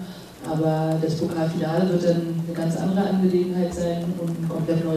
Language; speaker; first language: German; native; German